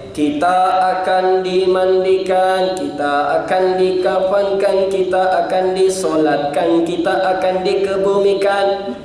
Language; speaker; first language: Malay; native; Malay